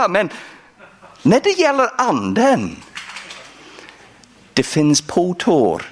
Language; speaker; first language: Swedish; non-native, fluent; English